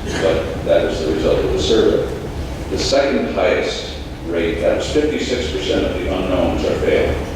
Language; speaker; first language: English; native; English